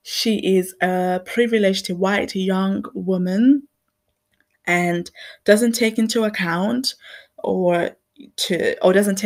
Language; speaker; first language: English; non-native, local second language; Shona